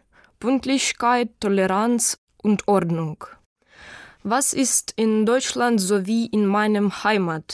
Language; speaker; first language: German; non-native, learner; Ukrainian